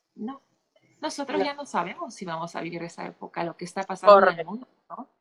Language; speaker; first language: Spanish; non-native, fluent; Polish